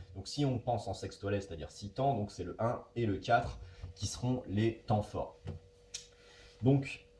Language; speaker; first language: French; native; French